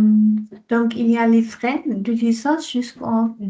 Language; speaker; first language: French; non-native, fluent; Dutch